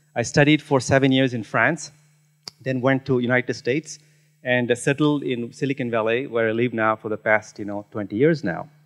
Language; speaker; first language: English; non-native, local second language; Tamil